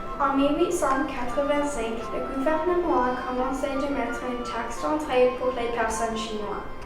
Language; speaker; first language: French; non-native, learner; English